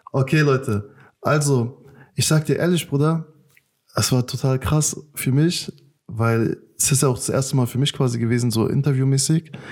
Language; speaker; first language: German; early bilingual, other home language; Persian